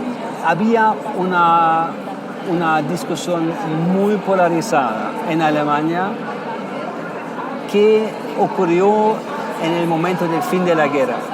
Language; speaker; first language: Spanish; non-native, fluent; German